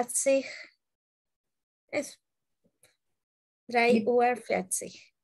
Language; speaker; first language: German; non-native, learner; Spanish